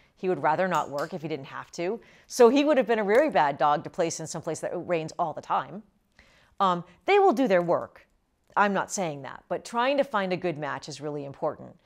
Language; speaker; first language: English; native; English